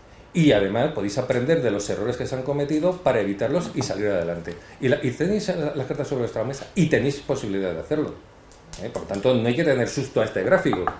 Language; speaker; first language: Spanish; native; Spanish